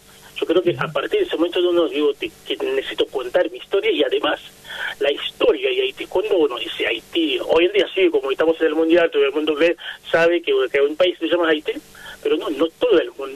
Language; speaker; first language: Spanish; non-native, fluent; Haitian Creole